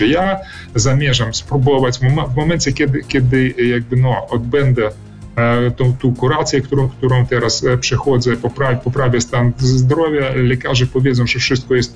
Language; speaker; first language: Polish; early bilingual, heritage; Polish